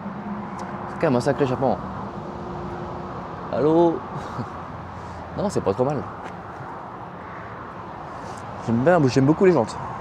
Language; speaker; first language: French; native; French